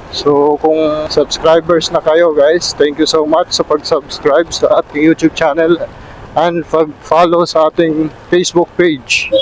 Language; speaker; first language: Filipino; non-native, local second language; Cebuano